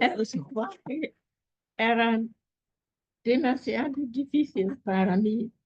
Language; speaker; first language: Spanish; non-native, fluent; English